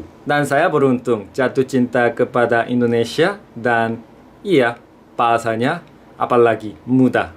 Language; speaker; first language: Indonesian; non-native, fluent; Korean